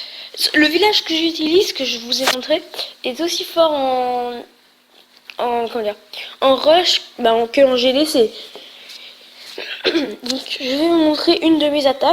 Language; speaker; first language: French; native; French